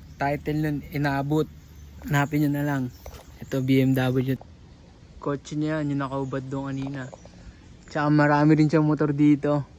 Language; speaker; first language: Filipino; native; Filipino